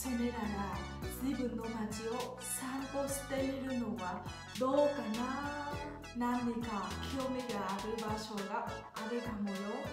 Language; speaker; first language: Japanese; non-native, learner; Vietnamese